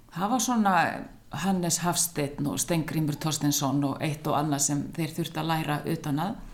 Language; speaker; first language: Icelandic; native; Icelandic